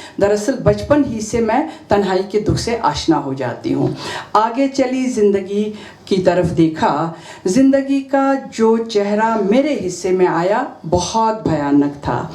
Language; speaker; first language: Urdu; non-native, local second language; Kashmiri